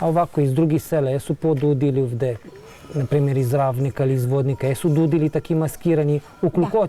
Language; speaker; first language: Bosnian; native; Bosnian